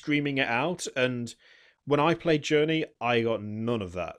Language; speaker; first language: English; native; English